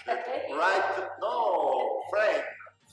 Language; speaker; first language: English; non-native, local second language; Italian